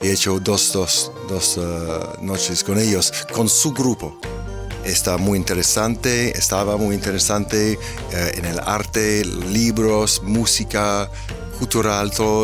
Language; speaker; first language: Spanish; non-native, fluent; English